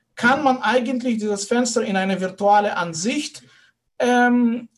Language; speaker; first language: German; non-native, fluent; Russian